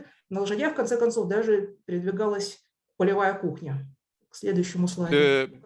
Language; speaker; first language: Russian; native; Russian